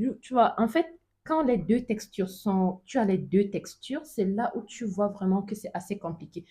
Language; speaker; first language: French; non-native, local second language; Lingala